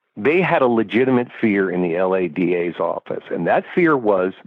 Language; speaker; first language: English; native; English